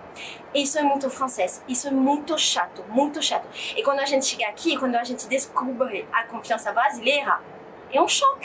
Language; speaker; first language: Portuguese; non-native, fluent; French